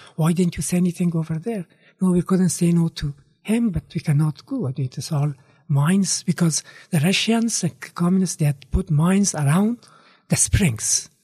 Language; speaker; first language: English; non-native, fluent; Persian